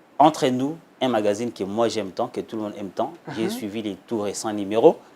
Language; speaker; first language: French; non-native, local second language; Lingala